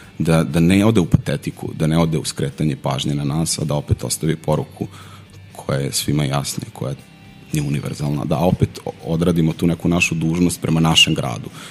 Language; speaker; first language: Serbian; native; Serbian